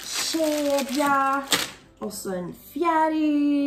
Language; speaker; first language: Swedish; native; Swedish